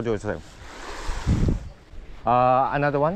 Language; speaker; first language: English; non-native, learner; Thai